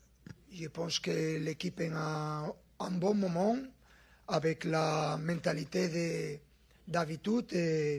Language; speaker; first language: French; non-native, fluent; Spanish